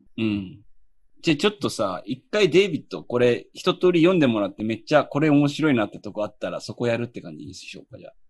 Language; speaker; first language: Japanese; native; Japanese